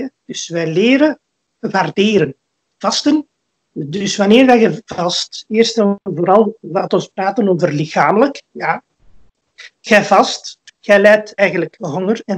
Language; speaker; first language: Dutch; early bilingual, other home language; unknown